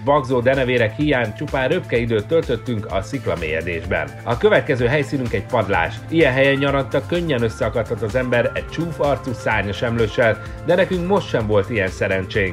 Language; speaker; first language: Hungarian; native; Hungarian